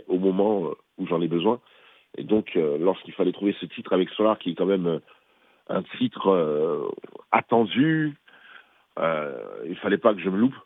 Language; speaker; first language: French; early bilingual, other home language; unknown